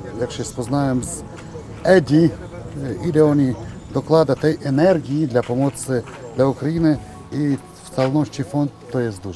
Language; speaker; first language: Polish; non-native, learner; Ukrainian